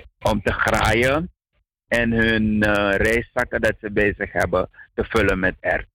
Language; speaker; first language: Dutch; native; Dutch